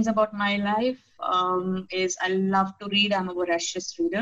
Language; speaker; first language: English; non-native, local second language; Telugu